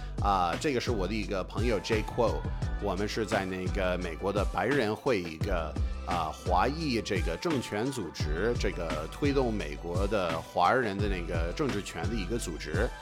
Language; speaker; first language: Chinese; non-native, fluent; English